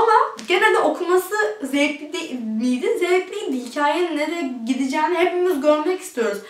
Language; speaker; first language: Turkish; early bilingual, heritage; Turkish